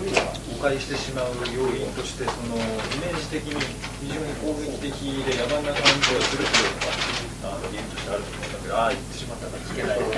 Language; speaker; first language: Japanese; native; Japanese